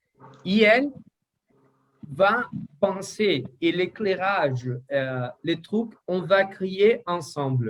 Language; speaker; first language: French; non-native, learner; Portuguese